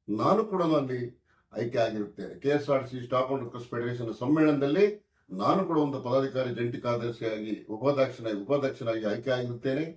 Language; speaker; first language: Kannada; native; Kannada